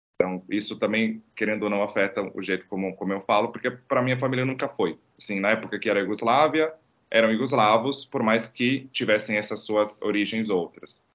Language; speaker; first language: Portuguese; non-native, fluent; Croatian